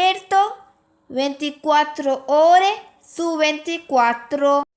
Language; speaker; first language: Italian; non-native, fluent; Urdu